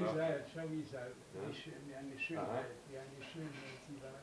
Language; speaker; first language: Hebrew; non-native, learner; German